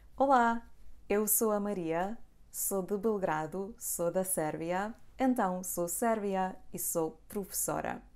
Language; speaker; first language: Portuguese; non-native, fluent; Serbian